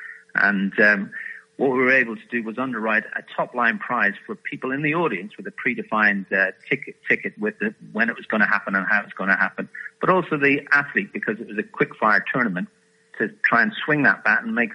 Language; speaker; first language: English; native; English